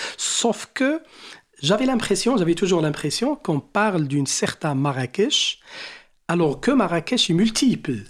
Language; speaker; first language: French; non-native, local second language; Arabic